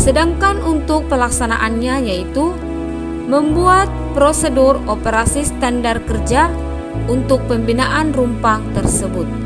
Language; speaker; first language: Indonesian; native; Indonesian